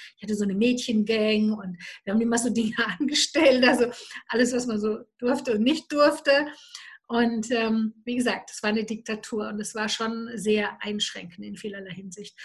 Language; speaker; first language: German; native; German